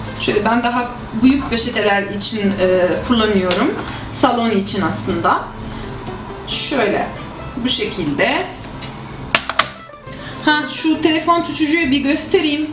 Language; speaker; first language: Turkish; non-native, fluent; Arabic